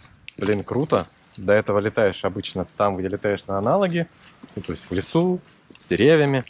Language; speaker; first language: Russian; native; Russian